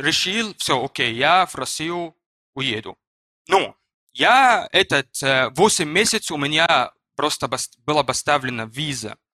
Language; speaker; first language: Russian; non-native, learner; Arabic